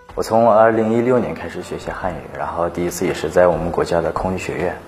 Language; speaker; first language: Chinese; non-native, fluent; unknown